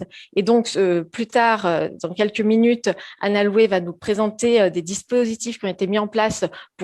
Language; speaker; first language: French; native; French